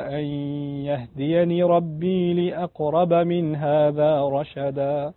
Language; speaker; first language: Arabic; non-native, fluent; Urdu